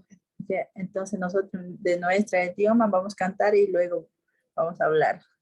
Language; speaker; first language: Spanish; non-native, local second language; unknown